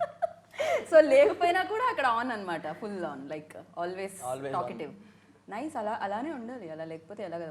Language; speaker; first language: Telugu; native; Telugu